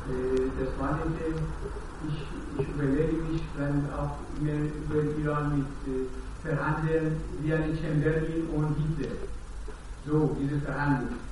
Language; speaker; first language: German; non-native, learner; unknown